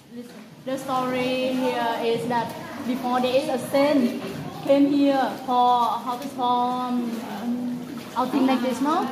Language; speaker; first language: English; non-native, learner; Vietnamese